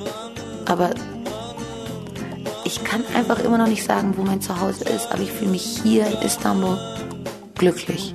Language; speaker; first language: German; early bilingual, other home language; Turkish